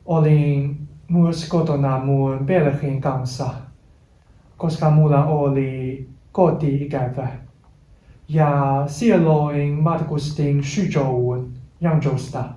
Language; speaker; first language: Finnish; non-native, learner; Chinese